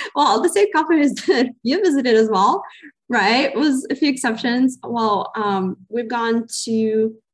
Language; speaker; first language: English; non-native, fluent; Ukrainian